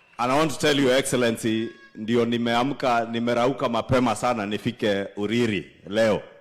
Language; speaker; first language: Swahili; non-native, local second language; Kikuyu